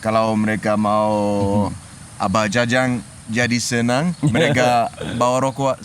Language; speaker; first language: Indonesian; non-native, learner; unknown